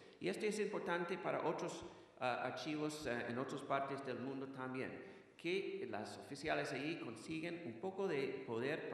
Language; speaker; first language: Spanish; non-native, fluent; English